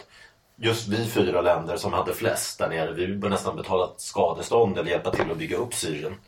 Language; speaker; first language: Swedish; native; Swedish